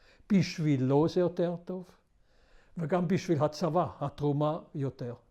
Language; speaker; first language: Hebrew; non-native, fluent; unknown